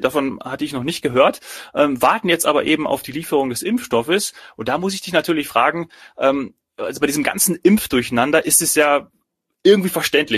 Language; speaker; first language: German; native; German